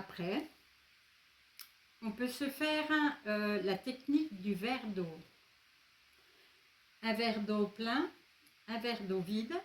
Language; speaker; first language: French; native; French